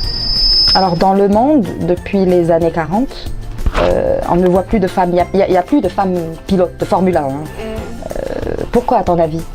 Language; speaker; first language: French; native; French